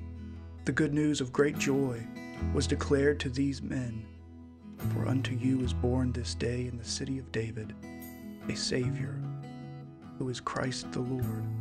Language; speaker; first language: English; native; English